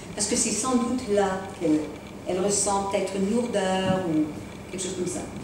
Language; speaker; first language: French; native; French